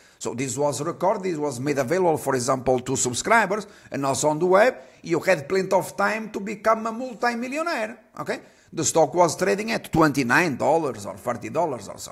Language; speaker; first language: English; non-native, fluent; Portuguese